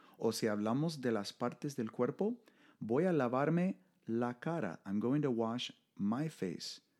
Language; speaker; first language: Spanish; non-native, fluent; English